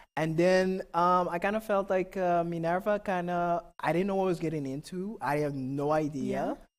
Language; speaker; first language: English; non-native, fluent; Papiamento